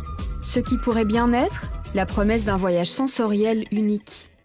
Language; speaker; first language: French; native; French